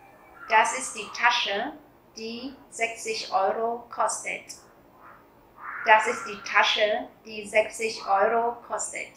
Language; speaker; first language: German; non-native, fluent; Vietnamese